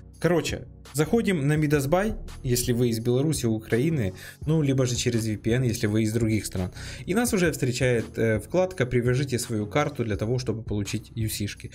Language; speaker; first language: Russian; native; Russian